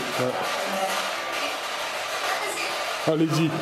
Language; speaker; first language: French; native; French